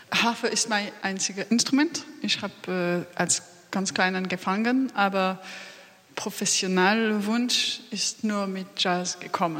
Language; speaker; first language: German; non-native, learner; French